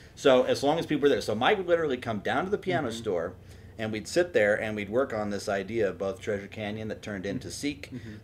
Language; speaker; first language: English; native; English